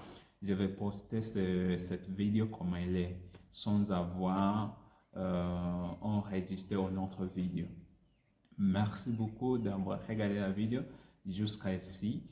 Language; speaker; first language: French; non-native, learner; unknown